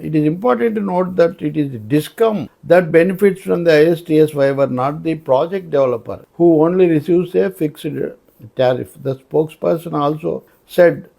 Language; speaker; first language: English; non-native, local second language; Telugu